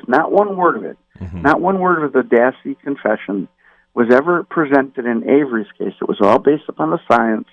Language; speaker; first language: English; native; English